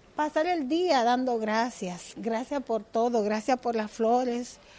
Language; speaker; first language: Spanish; native; Spanish